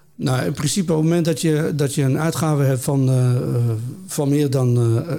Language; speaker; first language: Dutch; native; Dutch